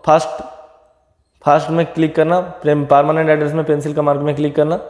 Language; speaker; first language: Hindi; non-native, local second language; Bangla